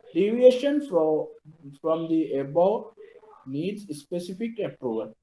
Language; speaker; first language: English; non-native, local second language; Tamil